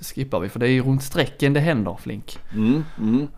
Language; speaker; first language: Swedish; native; Swedish